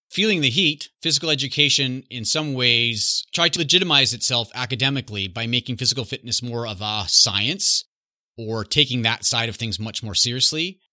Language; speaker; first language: English; native; English